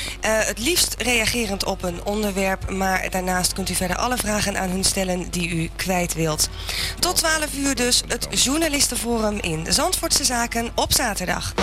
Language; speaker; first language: Dutch; native; Dutch